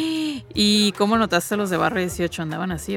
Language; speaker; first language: Spanish; native; Spanish